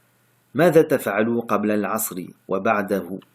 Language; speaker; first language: Arabic; non-native, fluent; French